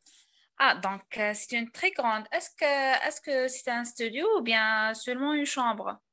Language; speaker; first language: French; non-native, learner; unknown